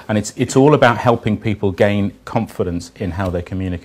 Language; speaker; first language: English; native; English